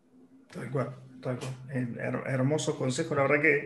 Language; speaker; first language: Spanish; native; Spanish